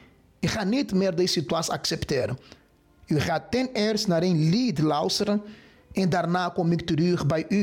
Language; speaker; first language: Dutch; non-native, fluent; Portuguese